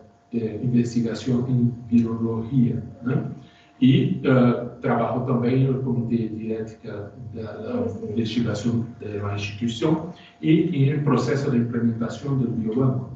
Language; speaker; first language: Spanish; non-native, learner; Portuguese